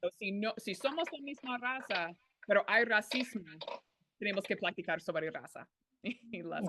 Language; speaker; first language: Spanish; non-native, fluent; English